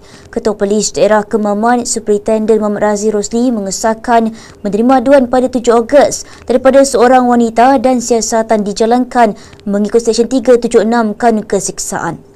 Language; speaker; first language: Malay; native; Malay